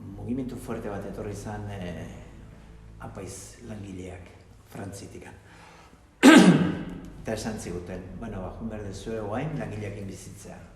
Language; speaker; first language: Basque; native; Basque